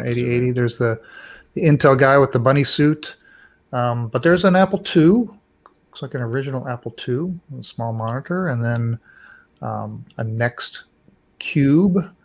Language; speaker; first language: English; native; English